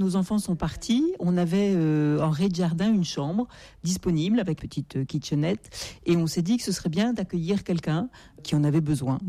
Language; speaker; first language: French; native; French